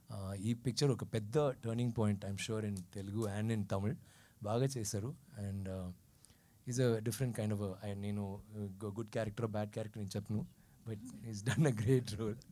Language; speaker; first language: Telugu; non-native, learner; Tamil